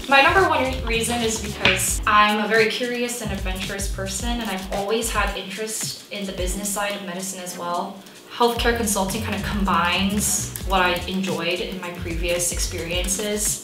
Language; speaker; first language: English; early bilingual, other home language; Korean